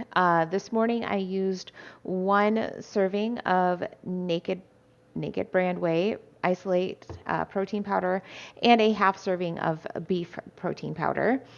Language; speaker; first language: English; native; English